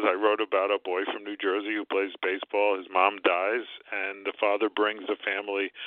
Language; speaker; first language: English; native; English